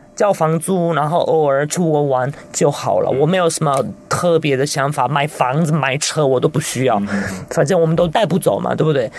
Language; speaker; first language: Chinese; non-native, fluent; Italian